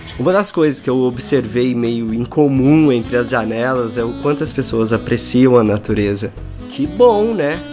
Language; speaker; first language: Portuguese; native; Portuguese